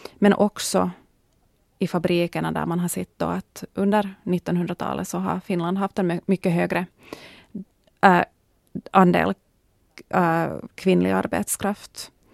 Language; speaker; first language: Swedish; native; Swedish